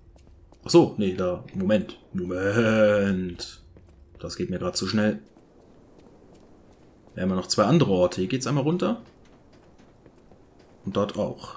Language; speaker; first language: German; native; German